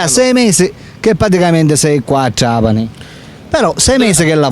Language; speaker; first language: Italian; native; Italian